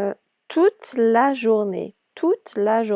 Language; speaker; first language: French; non-native, fluent; English